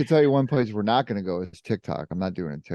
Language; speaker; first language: English; native; English